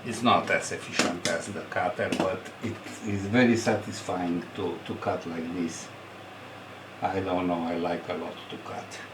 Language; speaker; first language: English; non-native, fluent; Romanian